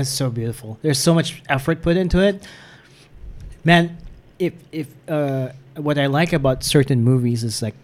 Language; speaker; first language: English; non-native, local second language; Filipino